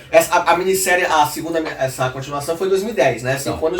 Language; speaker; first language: Portuguese; native; Portuguese